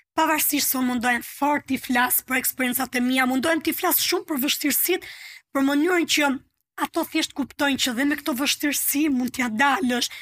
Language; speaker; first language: Albanian; native; Albanian